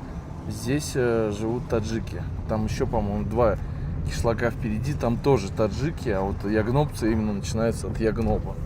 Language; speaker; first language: Russian; native; Russian